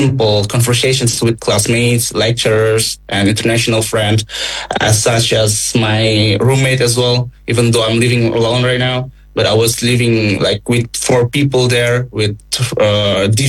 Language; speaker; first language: English; non-native, fluent; Indonesian